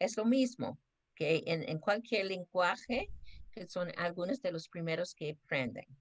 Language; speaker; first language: Spanish; non-native, fluent; English